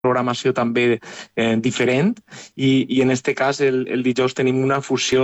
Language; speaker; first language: Catalan; native; Catalan